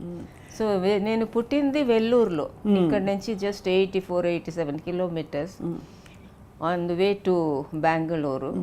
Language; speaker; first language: Telugu; non-native, fluent; Tamil